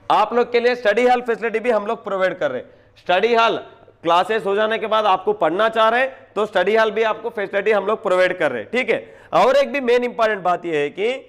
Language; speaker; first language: Hindi; non-native, local second language; Telugu